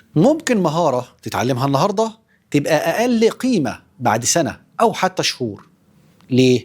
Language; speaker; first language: Arabic; native; Arabic